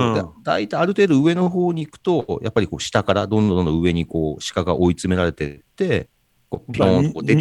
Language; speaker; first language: Japanese; native; Japanese